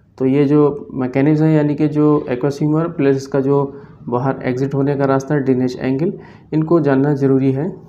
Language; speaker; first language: Hindi; native; Hindi